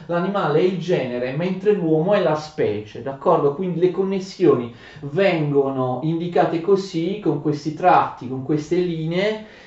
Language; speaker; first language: Italian; native; Italian